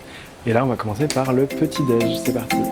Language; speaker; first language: French; native; French